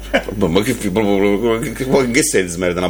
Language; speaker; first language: Italian; native; Italian